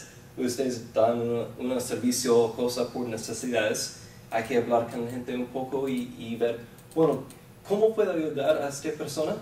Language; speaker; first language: Spanish; non-native, fluent; English